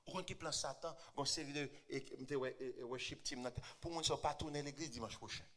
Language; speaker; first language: French; non-native, local second language; Haitian Creole